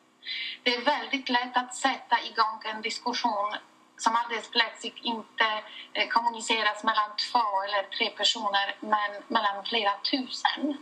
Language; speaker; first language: Swedish; non-native, fluent; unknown